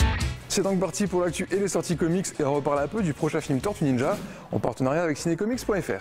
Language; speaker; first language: French; native; French